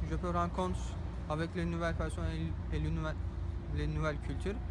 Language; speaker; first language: French; non-native, learner; Turkish